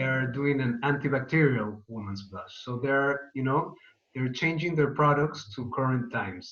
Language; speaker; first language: English; non-native, fluent; Spanish